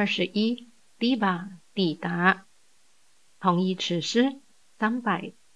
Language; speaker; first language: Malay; non-native, local second language; Chinese